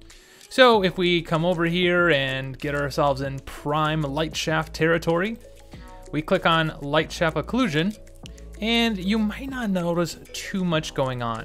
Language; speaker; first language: English; native; English